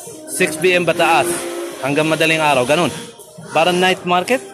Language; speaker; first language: Filipino; non-native, learner; Arabic